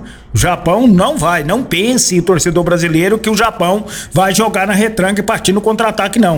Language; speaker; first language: Portuguese; native; Portuguese